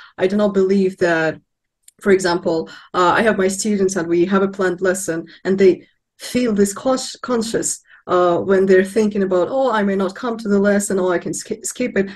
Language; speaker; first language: English; non-native, fluent; Russian